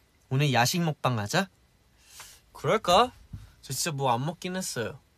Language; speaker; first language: Korean; early bilingual, heritage; Korean